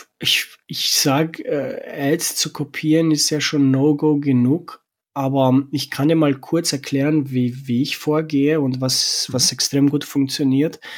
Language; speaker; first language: German; non-native, fluent; Romanian